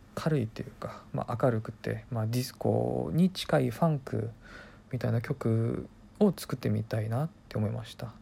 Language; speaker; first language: Japanese; non-native, fluent; Korean